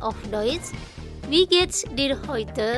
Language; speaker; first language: German; non-native, learner; Indonesian